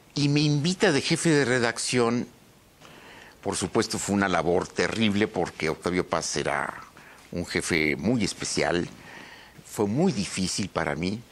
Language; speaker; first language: Spanish; native; Spanish